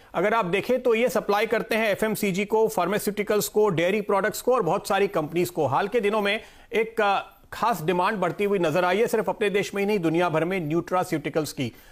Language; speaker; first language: Hindi; native; Hindi